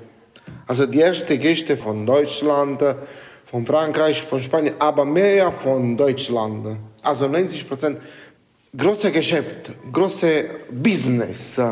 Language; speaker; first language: German; non-native, learner; Italian